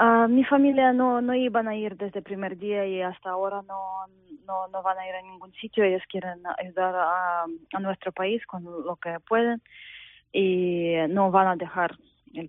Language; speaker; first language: Spanish; non-native, fluent; Ukrainian